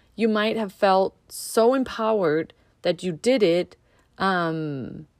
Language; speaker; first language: English; non-native, fluent; Danish